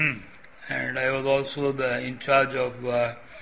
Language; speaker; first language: English; non-native, local second language; Tamil